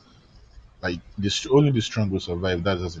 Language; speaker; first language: English; non-native, local second language; Yoruba